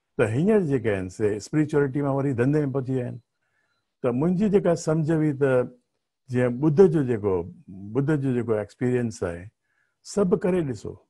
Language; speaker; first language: Sindhi; early bilingual, heritage; Sindhi